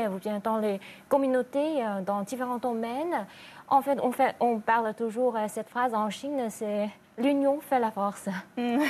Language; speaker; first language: French; non-native, fluent; Chinese